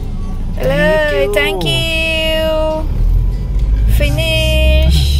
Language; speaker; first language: English; non-native, fluent; Filipino